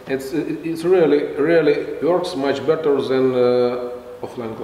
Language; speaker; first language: English; non-native, fluent; Russian